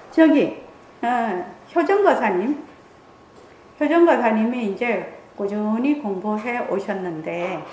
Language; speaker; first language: Korean; native; Korean